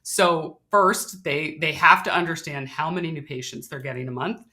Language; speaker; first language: English; native; English